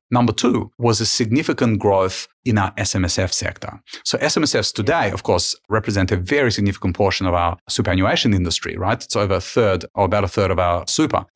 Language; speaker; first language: English; early bilingual, other home language; Ukrainian